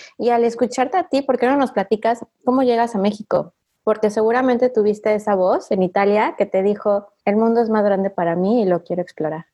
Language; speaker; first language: Spanish; native; Spanish